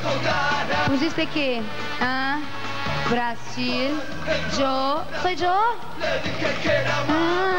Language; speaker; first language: Spanish; non-native, fluent; Portuguese